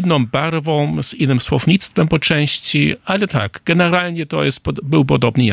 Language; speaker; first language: Polish; non-native, fluent; German